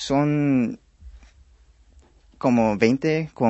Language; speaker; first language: Spanish; non-native, fluent; English